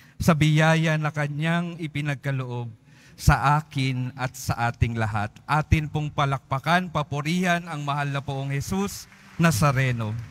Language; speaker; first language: Filipino; native; Filipino